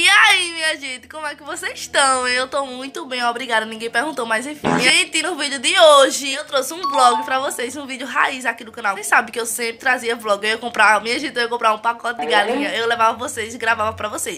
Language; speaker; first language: Portuguese; native; Portuguese